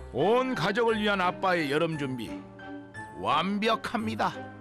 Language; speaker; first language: Korean; native; Korean